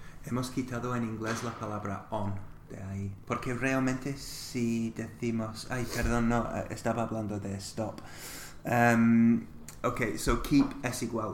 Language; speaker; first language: Spanish; non-native, fluent; English